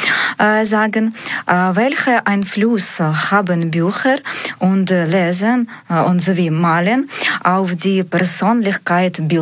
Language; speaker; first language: German; non-native, learner; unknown